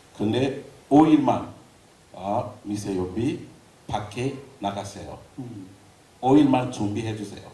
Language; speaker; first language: Korean; non-native, learner; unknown